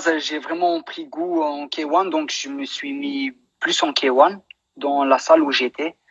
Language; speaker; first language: French; non-native, local second language; Dutch